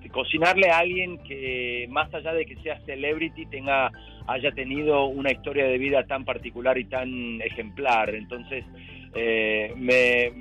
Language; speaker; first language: Spanish; native; Spanish